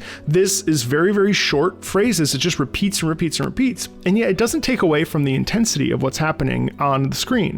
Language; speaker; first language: English; native; English